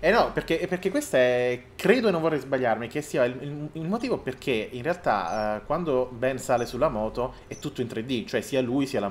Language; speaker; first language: Italian; native; Italian